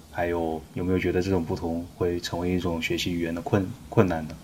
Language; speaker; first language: Chinese; native; Chinese